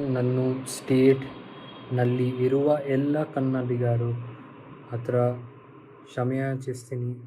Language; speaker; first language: Kannada; non-native, learner; Hindi